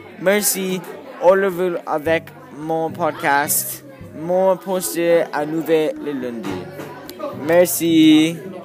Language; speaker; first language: French; non-native, learner; English